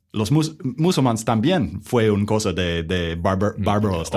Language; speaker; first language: Spanish; non-native, learner; English